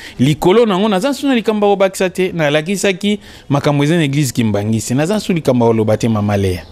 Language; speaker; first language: Lingala; non-native, local second language; Kongo